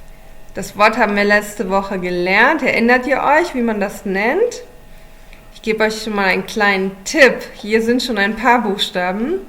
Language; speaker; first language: German; non-native, fluent; English